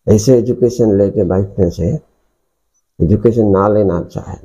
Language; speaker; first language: Hindi; non-native, local second language; Odia